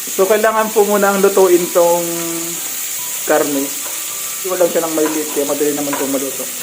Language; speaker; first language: Filipino; non-native, local second language; Bikol